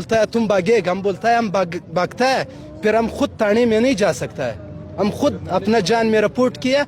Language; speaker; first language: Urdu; non-native, learner; Pashto